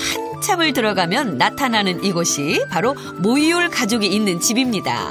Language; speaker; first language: Korean; native; Korean